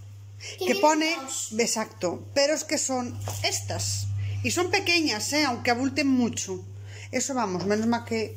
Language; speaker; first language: Spanish; native; Spanish